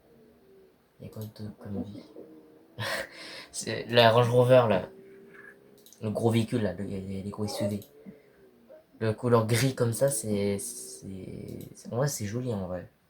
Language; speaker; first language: French; native; French